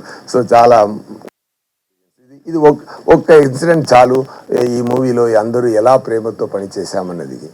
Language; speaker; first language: Telugu; non-native, fluent; Tamil